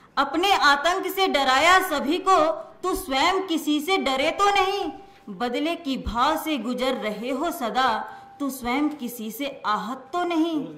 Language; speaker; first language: Hindi; native; Hindi